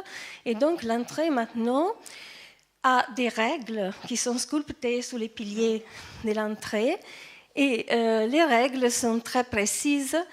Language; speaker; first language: French; non-native, fluent; Italian